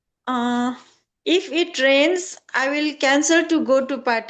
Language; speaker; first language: English; non-native, learner; Hindi